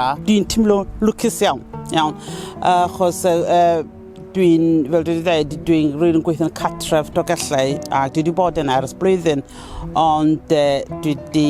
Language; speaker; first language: Welsh; non-native, fluent; Southern Sotho